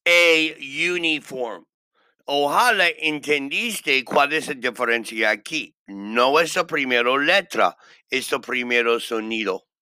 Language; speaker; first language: Spanish; non-native, learner; English